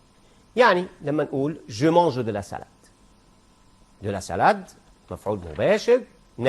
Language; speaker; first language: French; non-native, fluent; Arabic